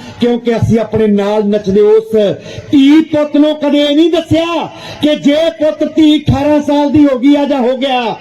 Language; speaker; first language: Punjabi; non-native, local second language; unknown